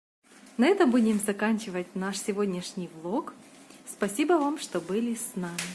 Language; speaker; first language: Russian; native; Russian